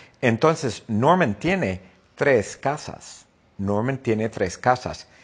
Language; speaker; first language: Spanish; non-native, fluent; English